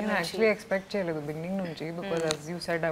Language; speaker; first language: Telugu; non-native, fluent; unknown